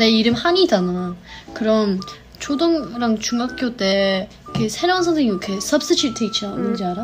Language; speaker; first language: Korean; early bilingual, heritage; Korean